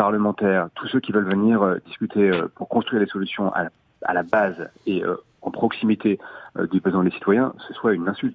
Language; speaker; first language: French; native; French